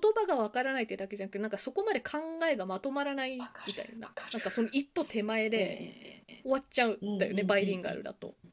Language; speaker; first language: Japanese; early bilingual, heritage; Japanese